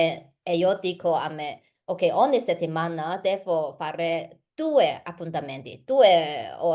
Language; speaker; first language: Italian; non-native, learner; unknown